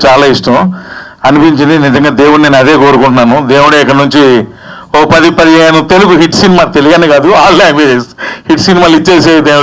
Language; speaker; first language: Telugu; native; Telugu